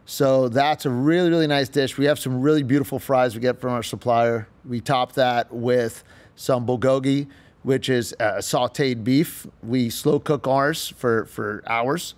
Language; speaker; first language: English; native; English